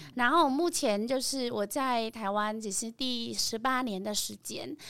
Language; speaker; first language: Chinese; non-native, fluent; Vietnamese